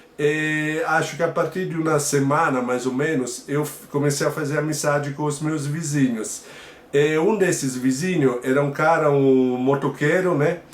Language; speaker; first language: Portuguese; non-native, fluent; Italian